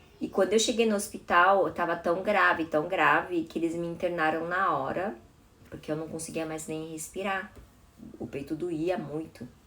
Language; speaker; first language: Portuguese; early bilingual, other home language; Chinese